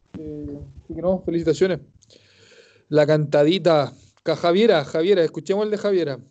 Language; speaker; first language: Spanish; native; Spanish